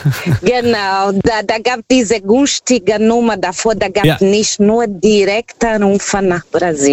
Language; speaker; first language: German; non-native, fluent; Portuguese